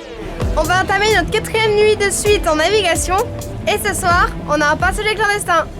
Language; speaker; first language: French; native; French